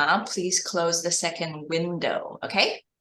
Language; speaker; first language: English; non-native, fluent; Chinese